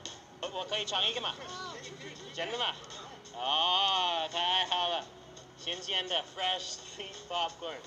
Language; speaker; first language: Chinese; non-native, learner; English